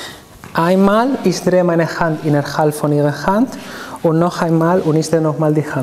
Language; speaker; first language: German; non-native, fluent; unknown